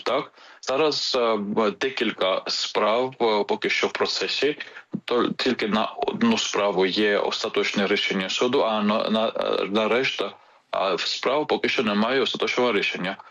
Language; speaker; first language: Ukrainian; non-native, fluent; Georgian